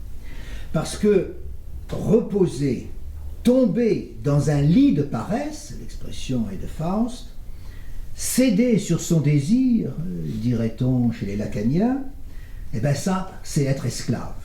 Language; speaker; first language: French; native; French